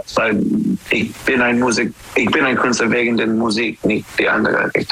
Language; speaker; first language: German; non-native, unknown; English